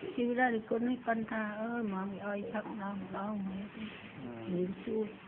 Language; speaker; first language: Khmer; native; Khmer